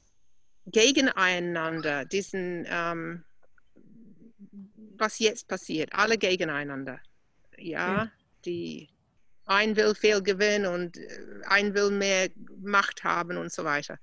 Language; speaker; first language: German; non-native, fluent; English